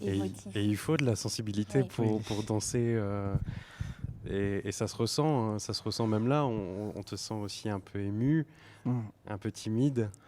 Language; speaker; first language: French; native; French